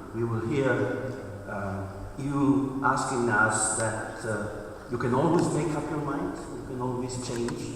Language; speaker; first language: English; non-native, fluent; Italian